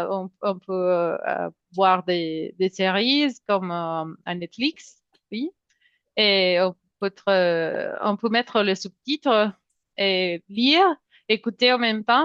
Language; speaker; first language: French; non-native, fluent; Spanish